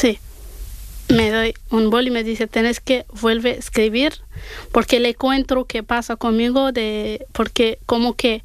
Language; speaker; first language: Spanish; non-native, learner; Arabic